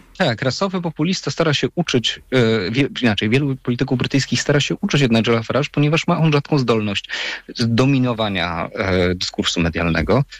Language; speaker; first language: Polish; native; Polish